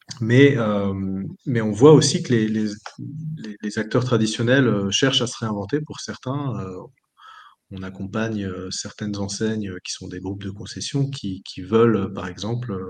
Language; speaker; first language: French; native; French